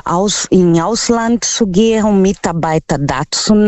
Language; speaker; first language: German; non-native, fluent; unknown